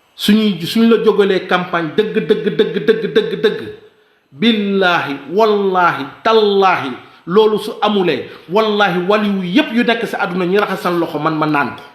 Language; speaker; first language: Wolof; non-native, local second language; Mandingo